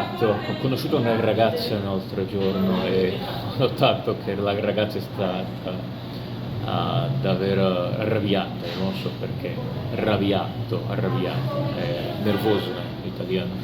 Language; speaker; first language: Italian; non-native, learner; Portuguese